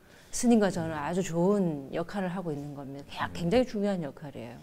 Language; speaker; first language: Korean; native; Korean